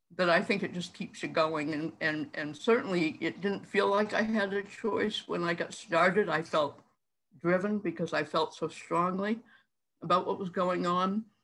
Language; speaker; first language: English; native; English